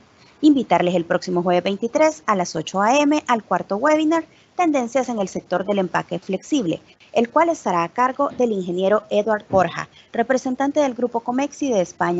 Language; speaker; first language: Spanish; native; Spanish